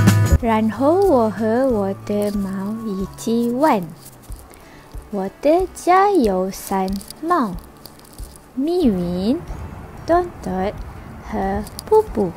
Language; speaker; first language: Chinese; non-native, learner; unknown